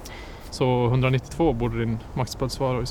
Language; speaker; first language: Swedish; native; Swedish